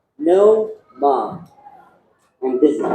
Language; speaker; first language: English; non-native, learner; Indonesian